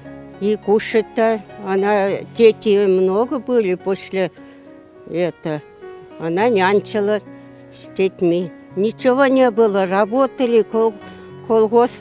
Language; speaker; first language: Russian; non-native, local second language; Chuvash